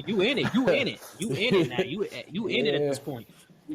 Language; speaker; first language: English; native; English